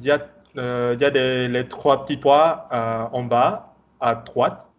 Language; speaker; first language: French; non-native, fluent; Vietnamese